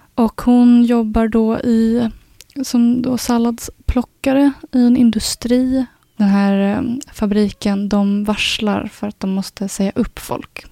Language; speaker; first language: Swedish; native; Swedish